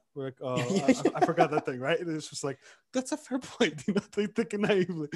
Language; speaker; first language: English; early bilingual, other home language; Romanian